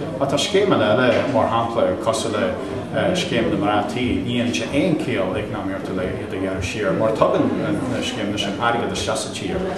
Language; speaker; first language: Irish; native; Irish